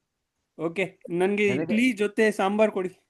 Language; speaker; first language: Kannada; non-native, learner; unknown